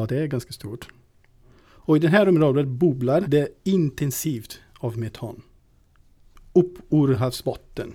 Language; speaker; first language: Swedish; non-native, fluent; Portuguese